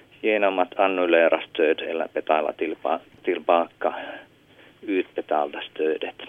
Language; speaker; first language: Swedish; non-native, local second language; Finnish